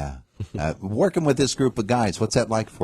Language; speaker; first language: English; native; English